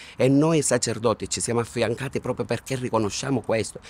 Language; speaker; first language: Italian; native; Italian